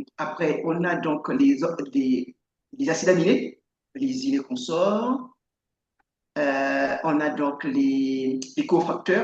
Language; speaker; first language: French; native; French